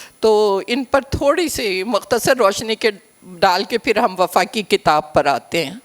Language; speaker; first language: Urdu; native; Urdu